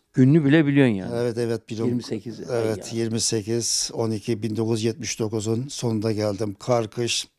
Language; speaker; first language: Turkish; native; Turkish